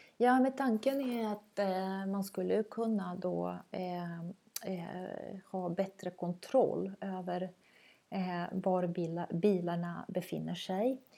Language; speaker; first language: Swedish; non-native, fluent; Croatian